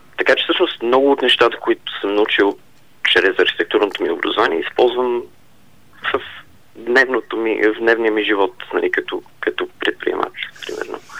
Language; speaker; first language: Bulgarian; early bilingual, heritage; Bulgarian